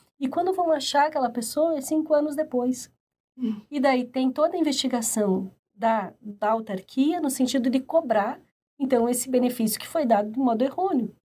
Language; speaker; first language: Portuguese; native; Portuguese